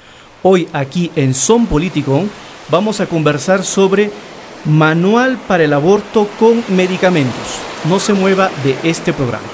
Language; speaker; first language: Spanish; native; Spanish